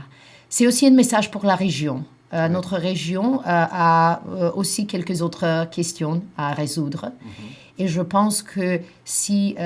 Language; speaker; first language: French; non-native, fluent; Macedonian